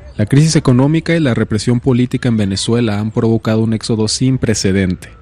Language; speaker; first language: Spanish; native; Spanish